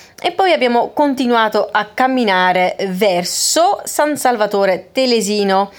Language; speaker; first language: Italian; non-native, fluent; Dutch